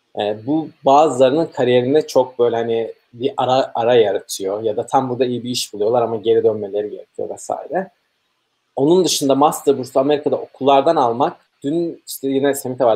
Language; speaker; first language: Turkish; native; Turkish